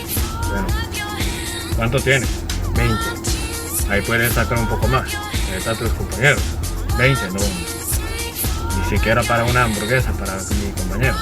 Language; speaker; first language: Spanish; non-native, learner; Korean